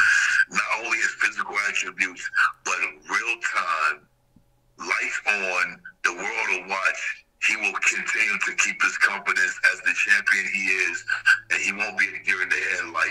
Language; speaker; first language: English; native; English